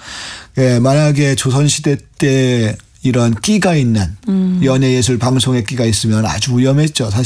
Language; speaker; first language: Korean; native; Korean